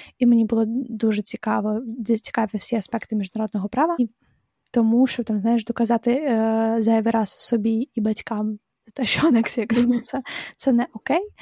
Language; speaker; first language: Ukrainian; non-native, local second language; Russian